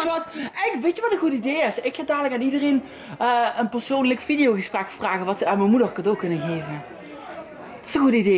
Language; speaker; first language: Dutch; native; Dutch